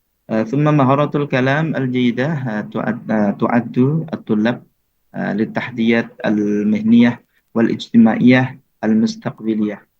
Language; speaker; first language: Arabic; non-native, fluent; Indonesian